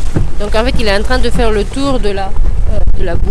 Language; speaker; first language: French; native; French